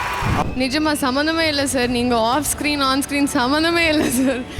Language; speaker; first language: Tamil; non-native, fluent; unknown